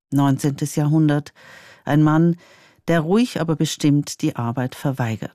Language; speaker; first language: German; native; German